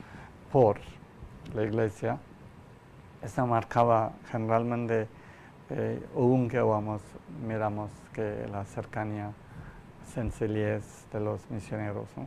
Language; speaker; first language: Spanish; non-native, learner; Malayalam